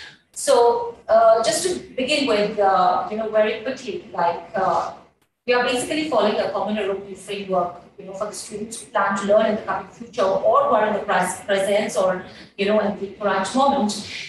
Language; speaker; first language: English; non-native, local second language; Hindi